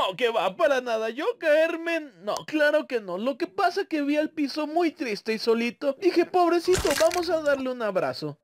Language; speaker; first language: Spanish; native; Spanish